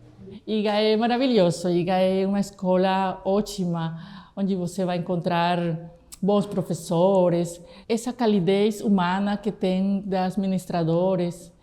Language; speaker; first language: Portuguese; non-native, fluent; Spanish